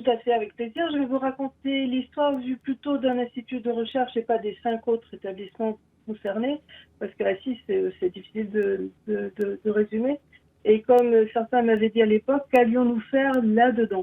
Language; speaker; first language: French; native; French